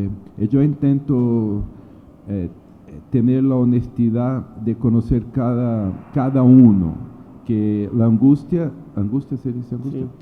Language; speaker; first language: Spanish; non-native, learner; Portuguese